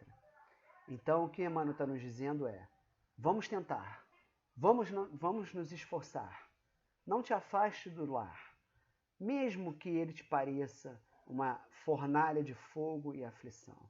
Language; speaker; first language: Portuguese; native; Portuguese